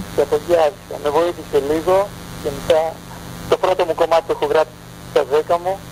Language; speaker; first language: Greek; early bilingual, other home language; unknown